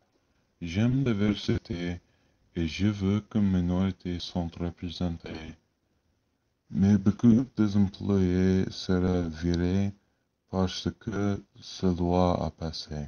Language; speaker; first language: French; non-native, learner; English